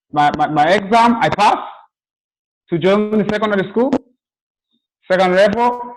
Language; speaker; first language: English; non-native, local second language; Swahili